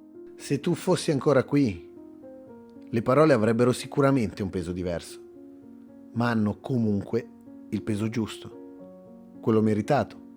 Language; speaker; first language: Italian; native; Italian